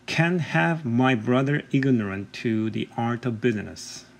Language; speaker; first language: English; non-native, fluent; Korean